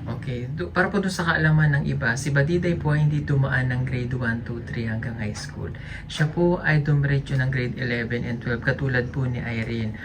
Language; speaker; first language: Filipino; non-native, local second language; Cebuano